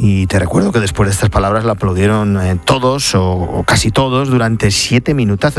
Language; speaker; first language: Spanish; native; Spanish